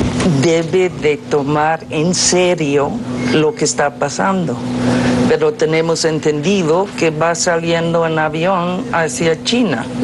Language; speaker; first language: Spanish; non-native, fluent; English